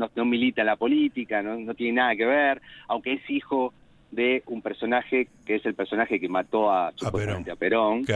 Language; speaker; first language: Spanish; native; Spanish